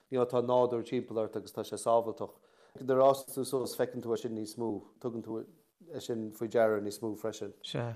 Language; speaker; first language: Irish; native; Irish